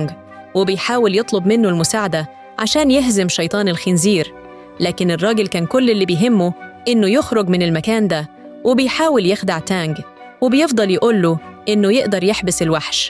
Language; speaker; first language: Arabic; native; Arabic